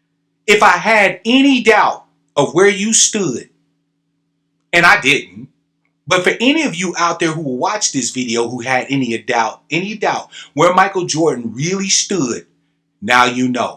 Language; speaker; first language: English; native; English